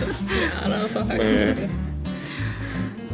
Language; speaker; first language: Korean; non-native, learner; Cantonese